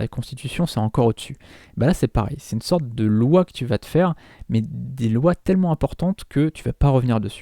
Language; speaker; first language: French; native; French